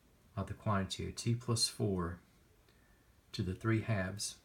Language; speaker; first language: English; native; English